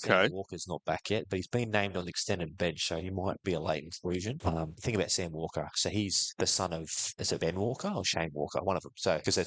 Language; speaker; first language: English; native; English